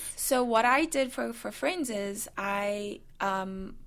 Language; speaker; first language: English; native; English